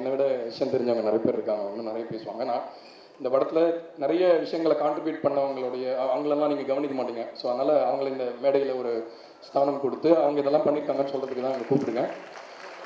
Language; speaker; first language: Tamil; native; Tamil